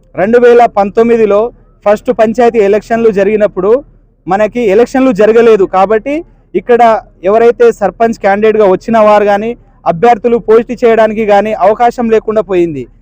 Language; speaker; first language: Telugu; native; Telugu